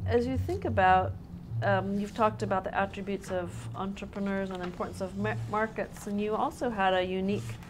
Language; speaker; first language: English; native; English